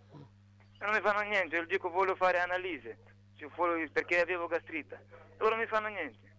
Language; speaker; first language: Italian; non-native, learner; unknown